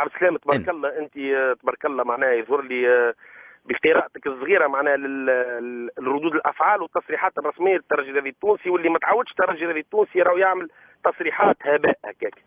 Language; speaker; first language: Arabic; native; Arabic